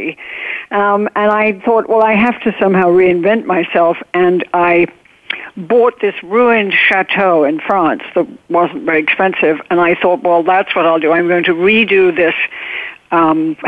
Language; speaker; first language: English; native; English